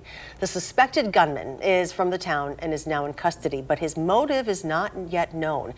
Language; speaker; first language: English; native; English